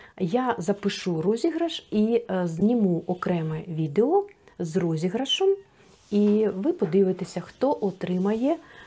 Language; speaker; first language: Ukrainian; non-native, local second language; Russian